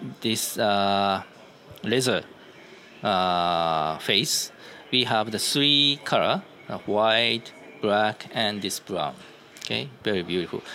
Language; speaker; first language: English; non-native, learner; Japanese